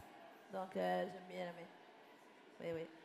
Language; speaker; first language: French; non-native, fluent; Italian